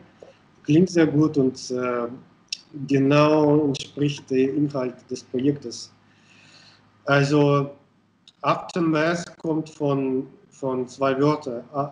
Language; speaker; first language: German; non-native, fluent; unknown